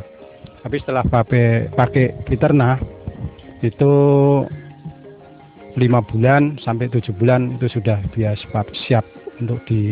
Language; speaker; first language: Indonesian; non-native, local second language; Javanese